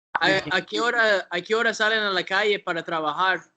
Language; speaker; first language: Spanish; non-native, fluent; English